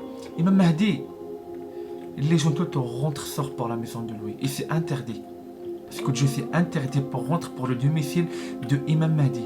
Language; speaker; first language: French; non-native, learner; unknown